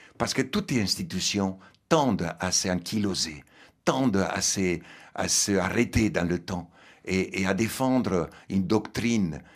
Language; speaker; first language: French; non-native, fluent; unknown